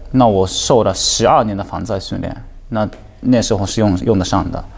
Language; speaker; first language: Chinese; non-native, fluent; Japanese